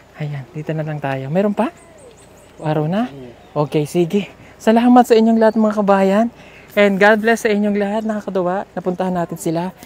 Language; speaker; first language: Filipino; native; Filipino